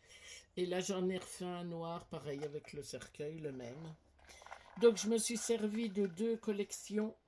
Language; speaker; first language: French; native; French